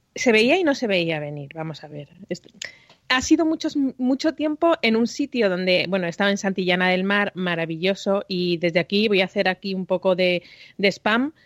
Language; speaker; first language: Spanish; native; Spanish